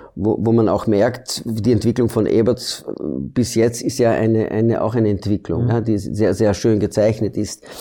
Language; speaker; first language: German; early bilingual, heritage; German